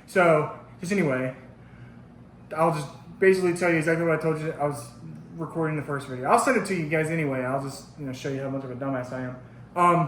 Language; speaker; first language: English; native; English